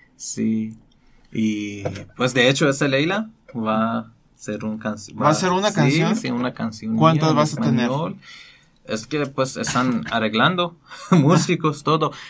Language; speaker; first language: Spanish; non-native, learner; Persian